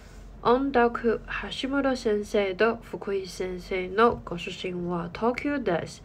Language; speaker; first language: Japanese; non-native, learner; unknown